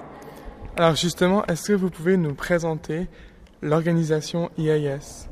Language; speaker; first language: French; native; French